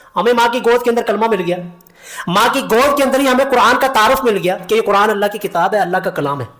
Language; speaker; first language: Urdu; non-native, local second language; Punjabi